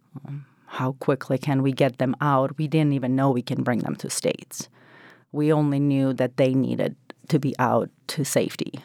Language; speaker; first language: English; non-native, fluent; Ukrainian